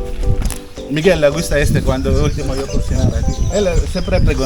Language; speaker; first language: Spanish; non-native, learner; Filipino